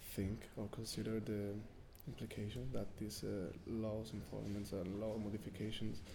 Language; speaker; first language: English; non-native, fluent; Spanish